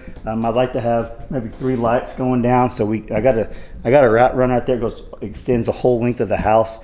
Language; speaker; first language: English; native; English